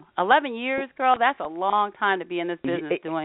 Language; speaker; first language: English; native; English